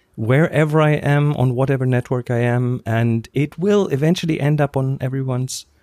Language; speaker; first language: English; non-native, fluent; German